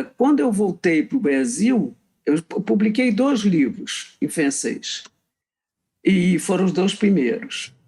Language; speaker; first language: Portuguese; native; Portuguese